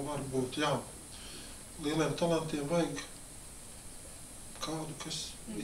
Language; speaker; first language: Latvian; native; Latvian